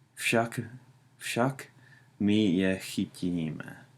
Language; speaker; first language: Czech; non-native, learner; English